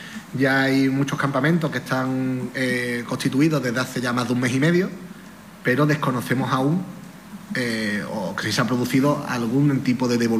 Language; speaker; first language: Spanish; native; Spanish